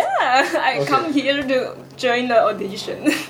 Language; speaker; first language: English; non-native, learner; Chinese